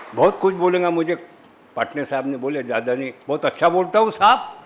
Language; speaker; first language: Hindi; non-native, local second language; Marathi